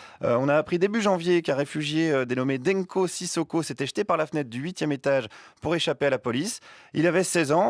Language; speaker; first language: French; native; French